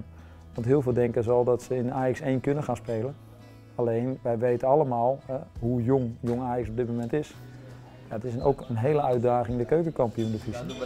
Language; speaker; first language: Dutch; native; Dutch